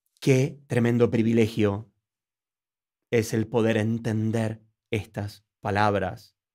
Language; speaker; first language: Spanish; native; Spanish